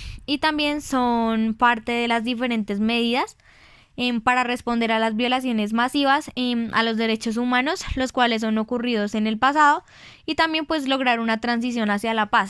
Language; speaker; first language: Spanish; native; Spanish